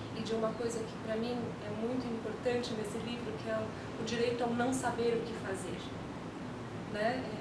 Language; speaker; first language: Portuguese; early bilingual, other home language; Spanish